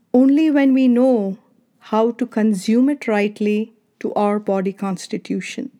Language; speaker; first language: English; non-native, local second language; Kannada